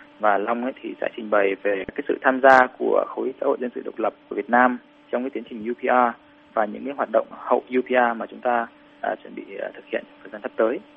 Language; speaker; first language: Vietnamese; native; Vietnamese